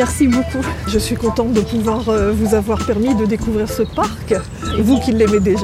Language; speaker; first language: French; native; French